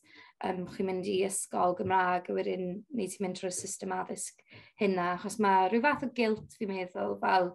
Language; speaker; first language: Welsh; non-native, local second language; English